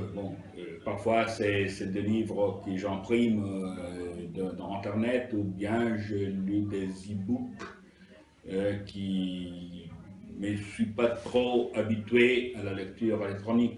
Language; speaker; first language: French; non-native, fluent; Italian